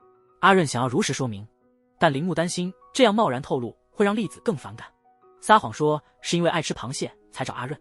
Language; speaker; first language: Chinese; native; Chinese